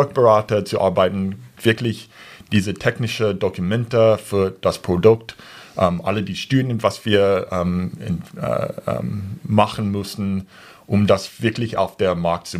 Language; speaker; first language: German; non-native, fluent; English